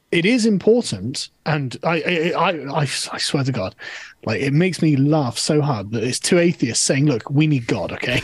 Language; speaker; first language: English; native; English